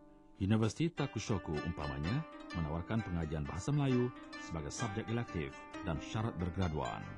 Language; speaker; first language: Malay; native; Malay